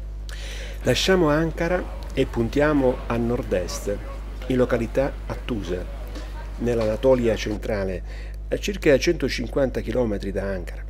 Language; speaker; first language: Italian; native; Italian